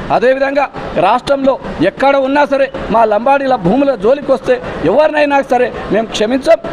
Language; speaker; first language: Telugu; non-native, local second language; Lambadi